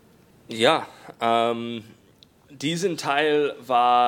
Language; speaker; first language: German; non-native, learner; English